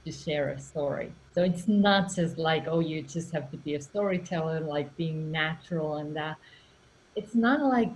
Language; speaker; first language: English; non-native, fluent; Finnish